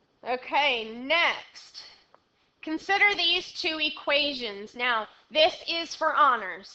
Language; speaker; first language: English; native; English